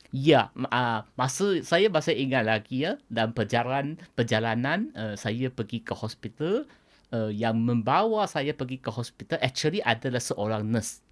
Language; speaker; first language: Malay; non-native, local second language; Chinese